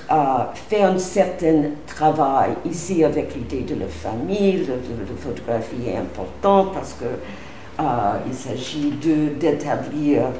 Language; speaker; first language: French; non-native, fluent; English